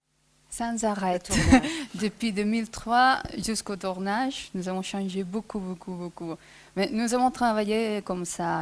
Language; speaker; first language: French; non-native, fluent; Spanish